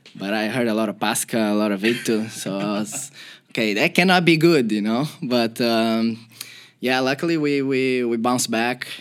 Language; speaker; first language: English; non-native, fluent; Portuguese